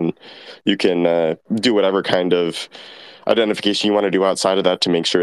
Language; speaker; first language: English; native; English